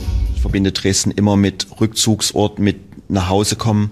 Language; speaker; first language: German; native; German